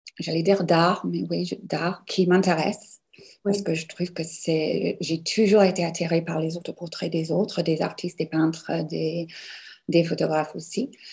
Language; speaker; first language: French; non-native, fluent; English